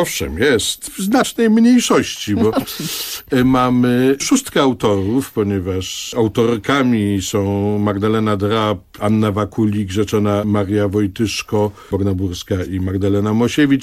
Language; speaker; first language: Polish; native; Polish